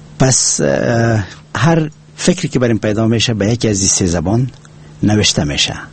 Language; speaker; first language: Persian; non-native, local second language; Pashto